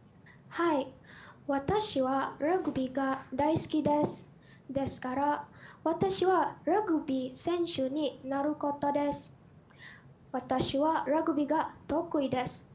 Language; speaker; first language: Japanese; non-native, learner; Malay